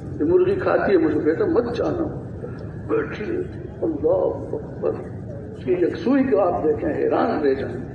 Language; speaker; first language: Urdu; non-native, local second language; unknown